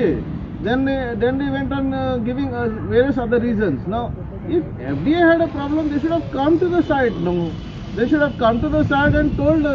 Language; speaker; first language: English; non-native, local second language; Konkani